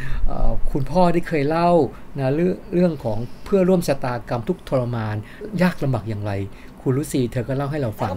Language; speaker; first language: Thai; native; Thai